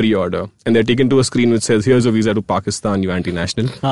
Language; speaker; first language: English; non-native, local second language; Gujarati